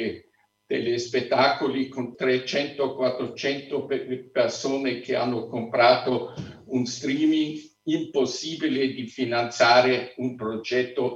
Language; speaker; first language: Italian; non-native, fluent; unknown